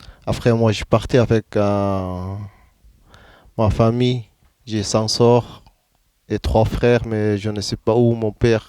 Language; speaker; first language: French; non-native, learner; Arabic